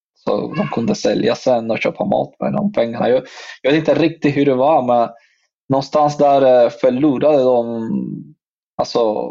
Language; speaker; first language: Swedish; non-native, fluent; Spanish